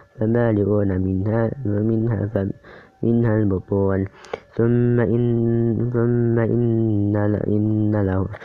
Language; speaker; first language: Arabic; non-native, learner; Indonesian